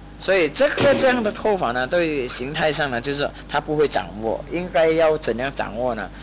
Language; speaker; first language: Chinese; native; Chinese